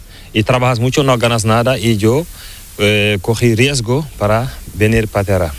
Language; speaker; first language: Spanish; non-native, learner; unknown